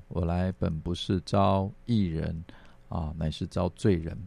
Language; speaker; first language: Chinese; native; Chinese